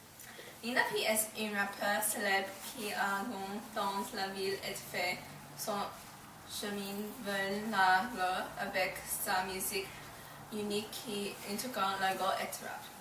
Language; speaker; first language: French; non-native, learner; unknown